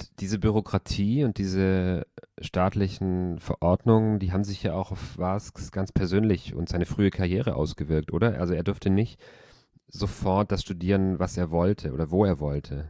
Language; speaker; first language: German; native; German